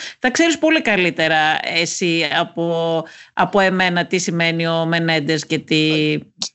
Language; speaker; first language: Greek; native; Greek